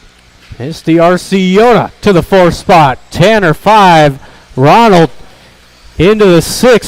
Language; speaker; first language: English; native; English